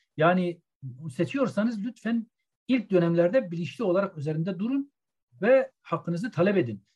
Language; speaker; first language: Turkish; non-native, local second language; Zaza